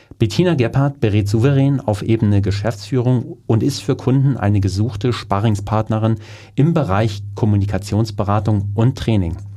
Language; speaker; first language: German; native; German